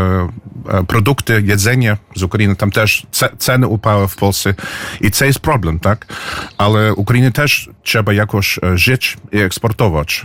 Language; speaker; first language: Polish; early bilingual, heritage; English